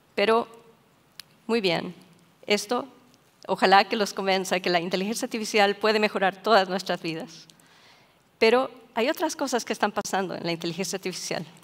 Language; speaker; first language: Spanish; native; Spanish